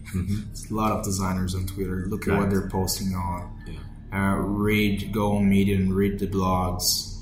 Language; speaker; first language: English; non-native, fluent; Portuguese